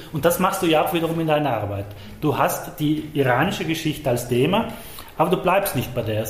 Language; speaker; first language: German; native; German